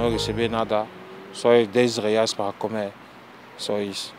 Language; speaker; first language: Portuguese; non-native, learner; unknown